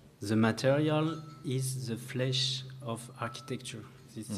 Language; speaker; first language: English; non-native, learner; French